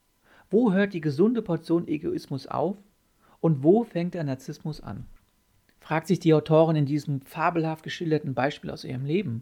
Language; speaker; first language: German; native; German